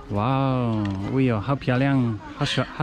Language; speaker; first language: Chinese; non-native, learner; English